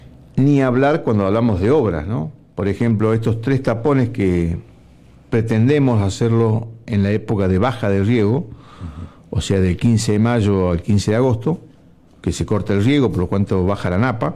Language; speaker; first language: Spanish; native; Spanish